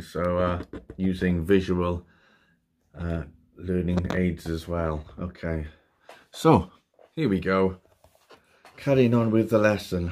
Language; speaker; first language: English; native; English